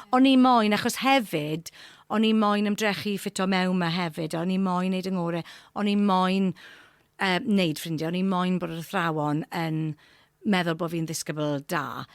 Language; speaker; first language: Welsh; non-native, local second language; English